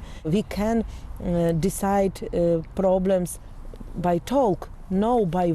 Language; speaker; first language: English; non-native, learner; Ukrainian